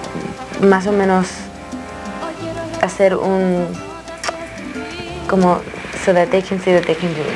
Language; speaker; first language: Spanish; early bilingual, heritage; Spanish